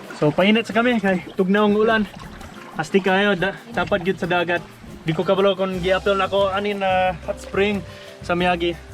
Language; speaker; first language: Cebuano; non-native, fluent; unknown